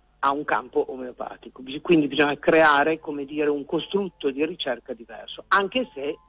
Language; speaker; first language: Italian; native; Italian